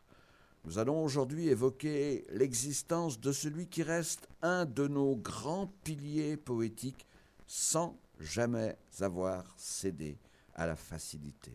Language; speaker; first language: French; native; French